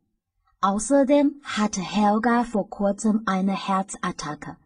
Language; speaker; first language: German; non-native, fluent; Chinese